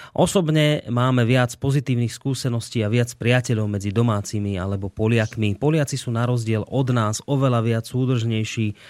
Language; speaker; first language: Slovak; native; Slovak